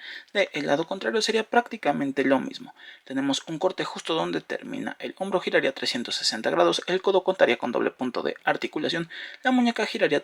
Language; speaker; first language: Spanish; native; Spanish